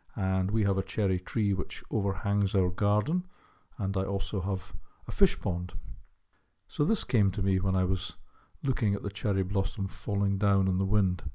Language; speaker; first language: English; native; English